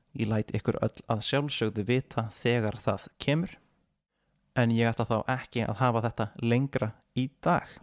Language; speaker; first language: Icelandic; native; Icelandic